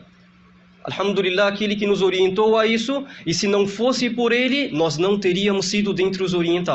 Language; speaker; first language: Portuguese; native; Portuguese